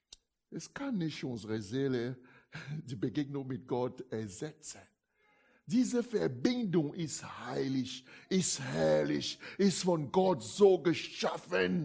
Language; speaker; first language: German; non-native, fluent; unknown